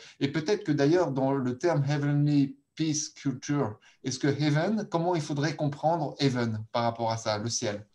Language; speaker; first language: French; native; French